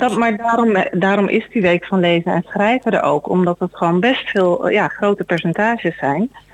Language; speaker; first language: Dutch; native; Dutch